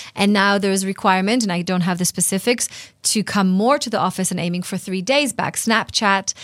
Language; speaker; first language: English; non-native, fluent; Hebrew